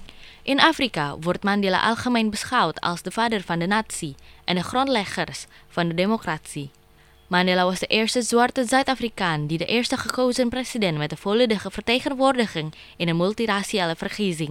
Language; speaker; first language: Dutch; non-native, fluent; Indonesian